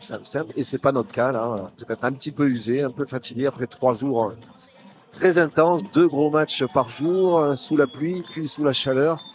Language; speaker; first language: French; native; French